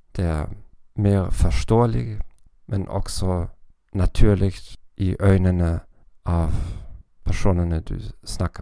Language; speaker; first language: Norwegian; non-native, learner; German